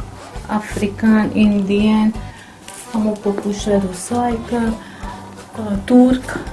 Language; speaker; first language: Romanian; non-native, local second language; Hungarian